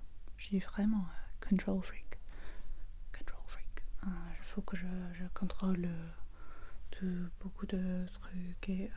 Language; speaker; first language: French; non-native, learner; English